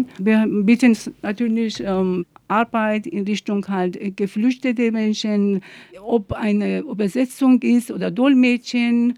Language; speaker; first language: German; non-native, fluent; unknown